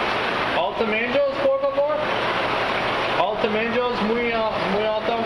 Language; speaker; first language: Spanish; non-native, learner; English